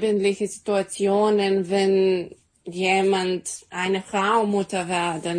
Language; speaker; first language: German; non-native, learner; Serbian